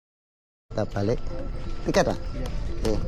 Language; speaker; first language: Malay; non-native, local second language; Indonesian